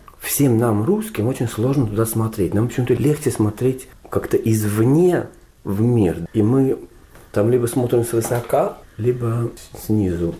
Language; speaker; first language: Russian; native; Russian